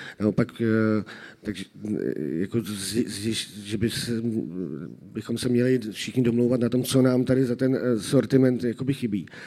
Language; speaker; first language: Czech; native; Czech